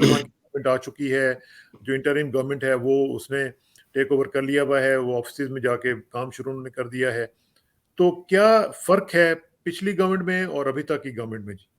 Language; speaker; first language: Hindi; non-native, local second language; Punjabi